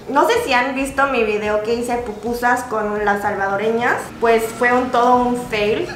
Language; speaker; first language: Spanish; early bilingual, other home language; Korean